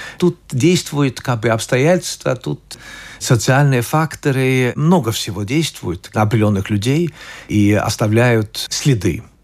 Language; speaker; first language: Russian; non-native, fluent; Swedish